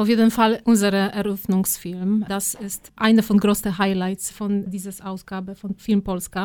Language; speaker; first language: German; non-native, fluent; Polish